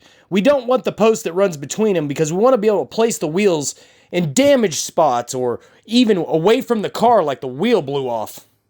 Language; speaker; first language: English; native; English